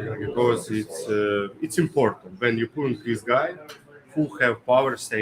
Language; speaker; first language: English; non-native, learner; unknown